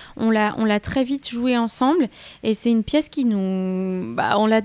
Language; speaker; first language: French; native; French